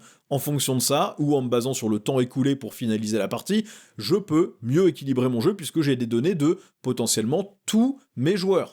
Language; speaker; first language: French; native; French